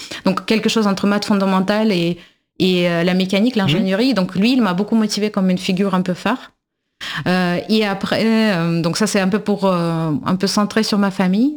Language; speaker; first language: French; non-native, fluent; Russian